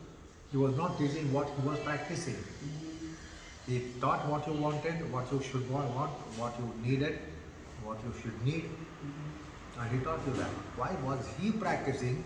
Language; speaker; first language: English; non-native, fluent; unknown